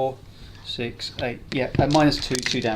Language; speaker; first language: English; native; English